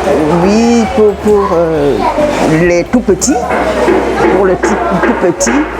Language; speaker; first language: French; non-native, local second language; Duala